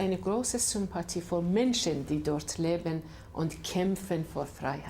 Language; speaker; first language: German; non-native, learner; Persian